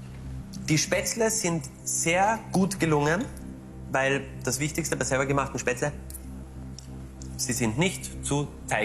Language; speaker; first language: German; native; German